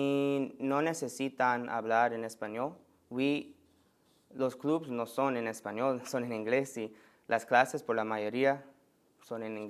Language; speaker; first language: Spanish; early bilingual, heritage; Spanish